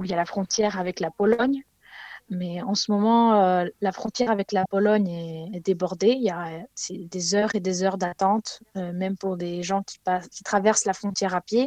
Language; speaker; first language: French; non-native, fluent; Ukrainian